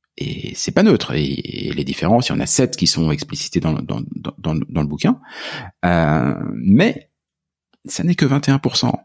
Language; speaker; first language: French; native; French